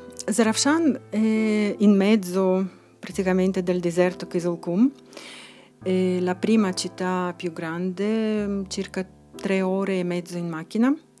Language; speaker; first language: Italian; non-native, fluent; Russian